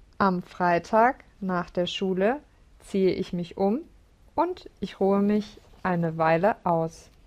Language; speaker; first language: German; non-native, learner; English